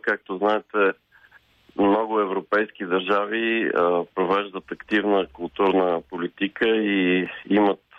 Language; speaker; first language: Bulgarian; native; Bulgarian